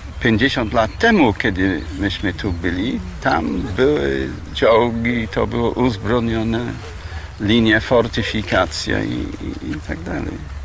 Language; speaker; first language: Polish; non-native, fluent; English